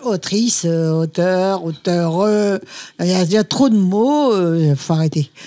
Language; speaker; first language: French; native; French